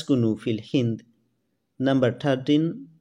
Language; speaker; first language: Arabic; non-native, fluent; Assamese